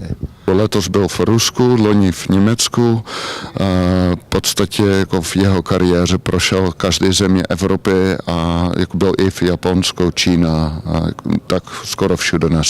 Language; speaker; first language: Czech; non-native, learner; Dutch